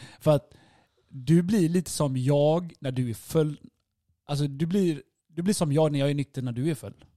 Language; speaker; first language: Swedish; early bilingual, other home language; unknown